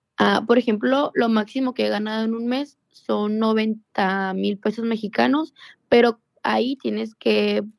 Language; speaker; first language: Spanish; native; Spanish